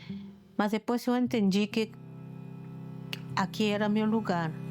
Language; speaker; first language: Portuguese; non-native, fluent; Spanish